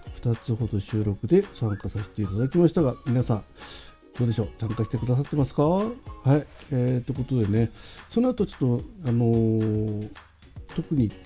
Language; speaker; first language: Japanese; native; Japanese